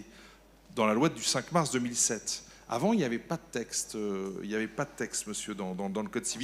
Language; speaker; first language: French; native; French